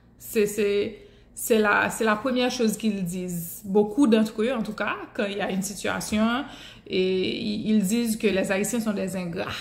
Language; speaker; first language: French; non-native, local second language; Haitian Creole